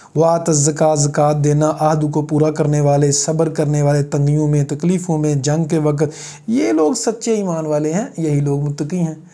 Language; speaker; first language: Urdu; non-native, local second language; Punjabi